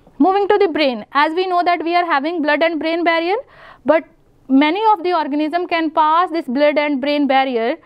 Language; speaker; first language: English; non-native, local second language; Punjabi